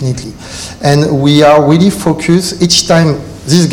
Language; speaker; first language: English; non-native, learner; French